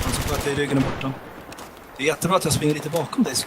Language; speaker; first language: Swedish; native; Swedish